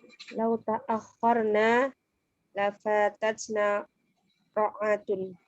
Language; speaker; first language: Arabic; non-native, learner; Indonesian